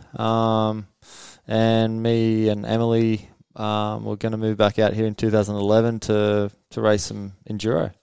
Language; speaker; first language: English; early bilingual, other home language; Swedish